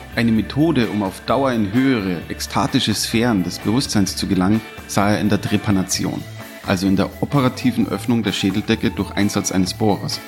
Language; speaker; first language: German; native; German